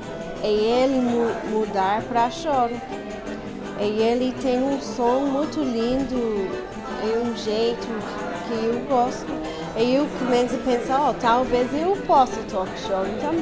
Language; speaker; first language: Portuguese; non-native, learner; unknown